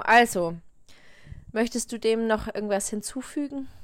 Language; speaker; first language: German; native; German